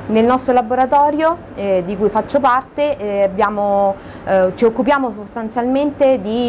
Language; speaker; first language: Italian; native; Italian